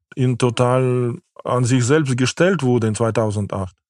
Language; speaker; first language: German; non-native, fluent; Ukrainian